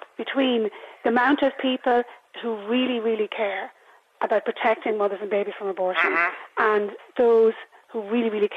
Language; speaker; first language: English; native; English